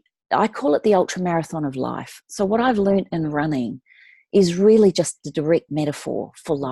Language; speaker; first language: English; native; English